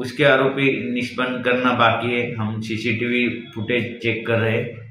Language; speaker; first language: Hindi; non-native, local second language; Marathi